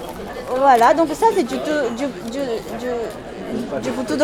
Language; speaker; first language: French; non-native, learner; Japanese